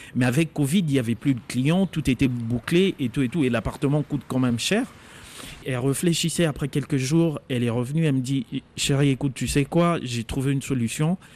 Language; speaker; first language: French; non-native, local second language; Lingala